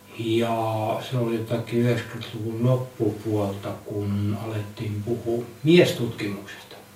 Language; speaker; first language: Finnish; native; Finnish